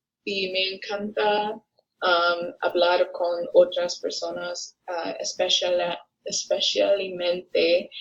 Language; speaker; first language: Spanish; non-native, learner; English